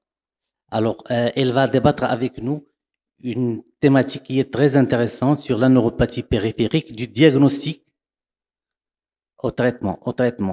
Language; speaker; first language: French; non-native, local second language; Arabic